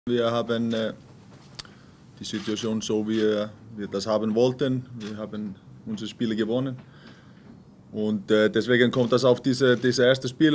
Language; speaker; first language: German; non-native, fluent; Icelandic